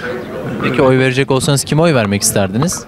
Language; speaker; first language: Turkish; native; Turkish